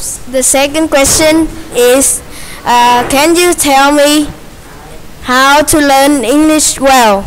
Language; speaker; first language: English; non-native, learner; Vietnamese